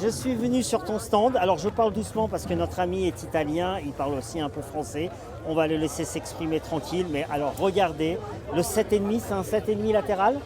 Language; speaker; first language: French; native; French